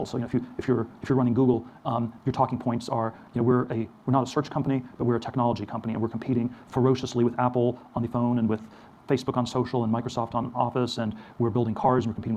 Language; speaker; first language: English; native; English